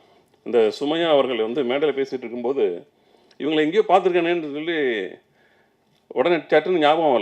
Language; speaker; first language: Tamil; native; Tamil